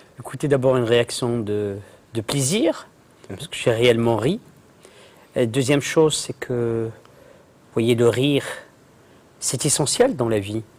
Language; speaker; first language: French; non-native, local second language; Arabic